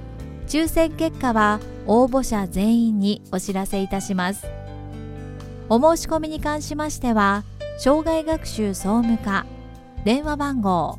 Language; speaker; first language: Japanese; native; Japanese